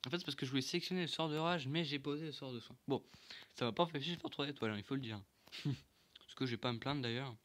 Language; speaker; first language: French; native; French